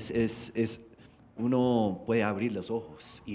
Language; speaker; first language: Spanish; non-native, fluent; English